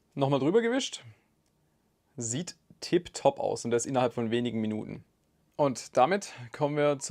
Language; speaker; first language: German; native; German